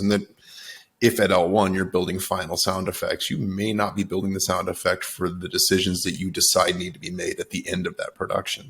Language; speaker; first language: English; native; English